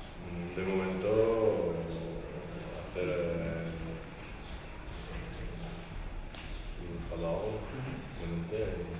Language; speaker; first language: Spanish; non-native, learner; French